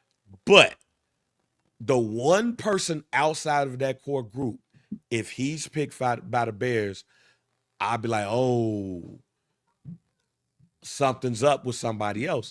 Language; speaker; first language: English; native; English